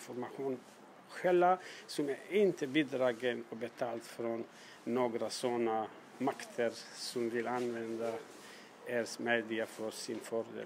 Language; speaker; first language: Swedish; non-native, learner; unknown